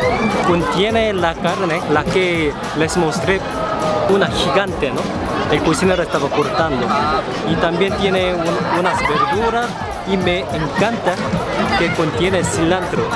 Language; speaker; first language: Spanish; non-native, fluent; Korean